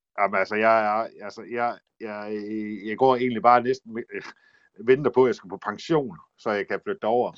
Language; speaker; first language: Danish; native; Danish